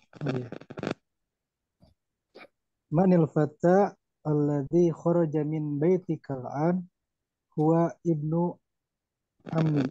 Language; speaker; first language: Arabic; non-native, learner; Indonesian